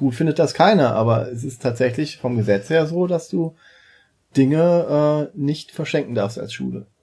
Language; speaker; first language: German; native; German